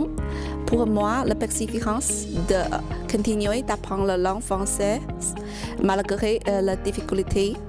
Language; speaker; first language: French; non-native, learner; Portuguese